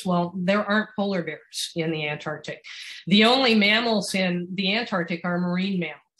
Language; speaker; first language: English; native; English